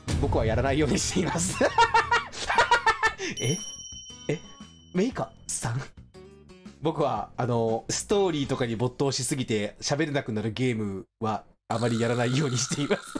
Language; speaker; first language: Japanese; native; Japanese